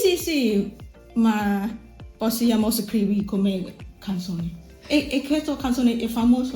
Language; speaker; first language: Italian; non-native, learner; Thai